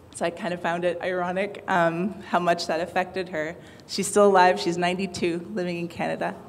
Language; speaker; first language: English; native; English